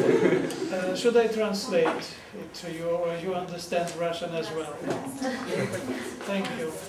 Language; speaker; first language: English; non-native, fluent; Russian